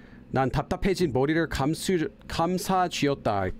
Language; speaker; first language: Korean; non-native, fluent; English